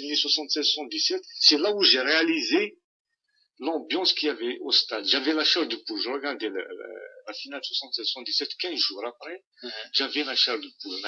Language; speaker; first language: French; non-native, local second language; Arabic